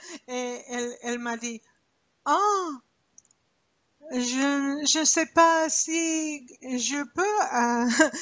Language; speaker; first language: French; non-native, learner; English